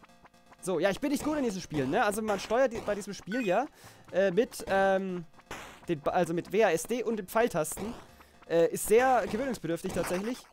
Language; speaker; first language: German; native; German